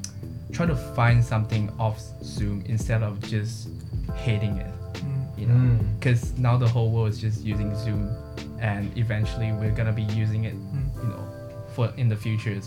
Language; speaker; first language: English; non-native, local second language; Chinese